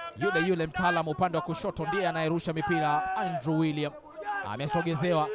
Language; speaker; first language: Swahili; native; Swahili